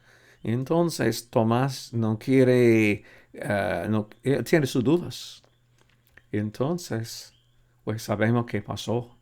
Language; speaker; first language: Spanish; non-native, fluent; English